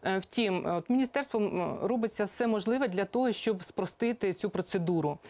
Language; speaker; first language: Ukrainian; native; Ukrainian